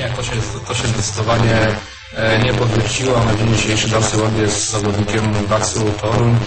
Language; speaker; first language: Polish; native; Polish